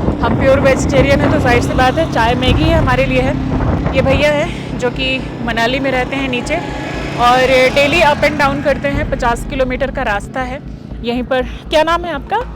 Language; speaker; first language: Hindi; native; Hindi